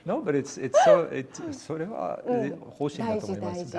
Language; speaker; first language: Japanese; non-native, fluent; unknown